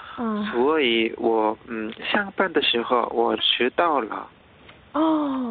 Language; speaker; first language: Chinese; non-native, learner; Korean